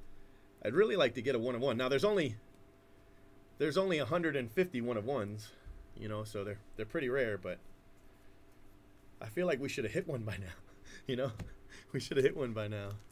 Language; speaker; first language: English; native; English